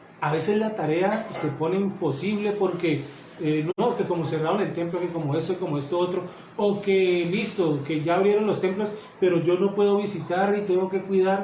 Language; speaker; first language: Spanish; native; Spanish